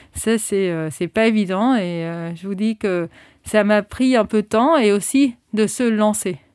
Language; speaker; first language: French; non-native, fluent; German